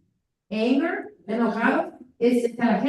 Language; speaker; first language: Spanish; early bilingual, heritage; Spanish